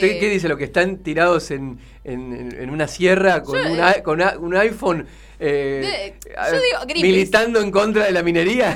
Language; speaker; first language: Spanish; native; Spanish